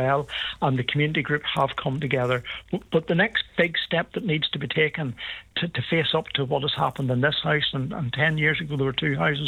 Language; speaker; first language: English; native; English